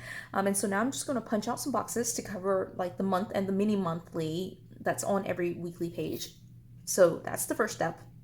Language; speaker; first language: English; native; English